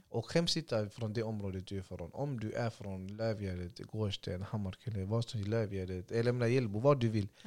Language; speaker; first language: Swedish; early bilingual, other home language; Kurdish